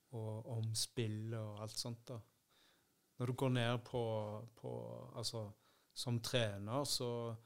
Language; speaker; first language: Norwegian; early bilingual, other home language; Dutch